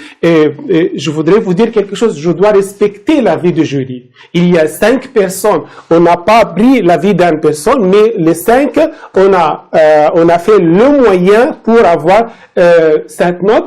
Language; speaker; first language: French; non-native, fluent; Arabic